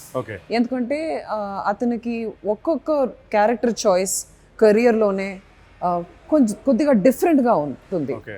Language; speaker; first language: Telugu; non-native, fluent; Malayalam